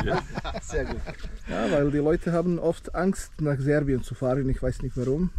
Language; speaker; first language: German; non-native, fluent; Serbian